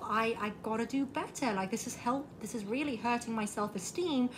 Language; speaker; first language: English; early bilingual, other home language; Korean